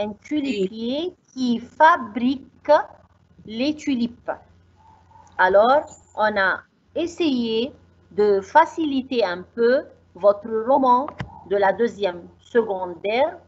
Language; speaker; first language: French; non-native, fluent; Arabic